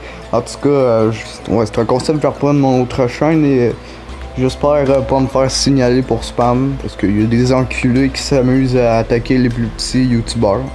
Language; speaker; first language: French; native; French